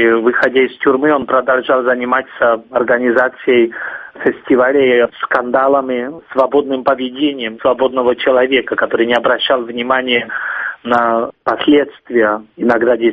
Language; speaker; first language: Russian; non-native, fluent; Czech